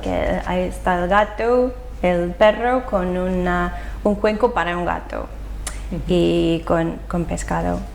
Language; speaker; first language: Spanish; non-native, fluent; English